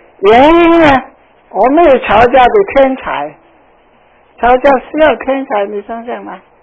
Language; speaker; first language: Chinese; non-native, local second language; Cantonese